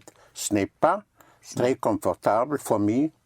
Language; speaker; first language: French; non-native, fluent; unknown